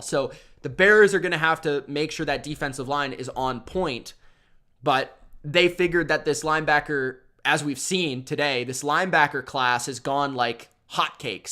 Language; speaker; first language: English; native; English